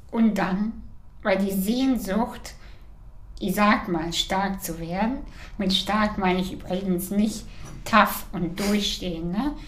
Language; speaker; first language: German; early bilingual, other home language; Russian